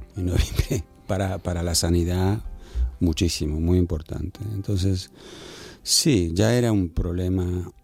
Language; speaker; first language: Spanish; native; Spanish